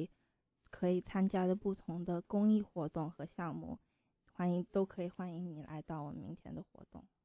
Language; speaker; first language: Chinese; early bilingual, heritage; Chinese